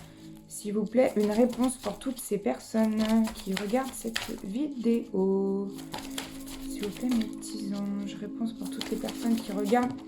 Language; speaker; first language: French; native; French